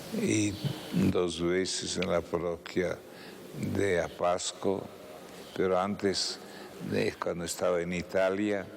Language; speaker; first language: Spanish; non-native, fluent; Italian